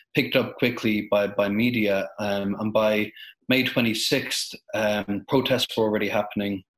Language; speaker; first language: English; native; English